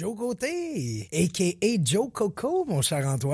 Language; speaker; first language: French; native; French